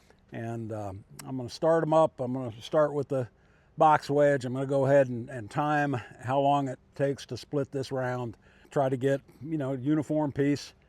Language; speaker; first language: English; native; English